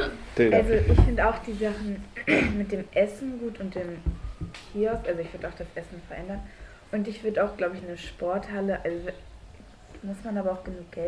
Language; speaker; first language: German; native; German